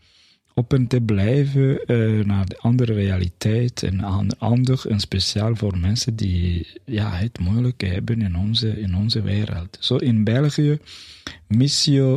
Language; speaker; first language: Dutch; non-native, fluent; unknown